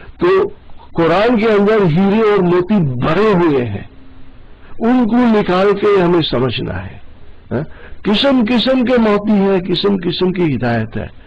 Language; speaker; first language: Urdu; non-native, local second language; Gujarati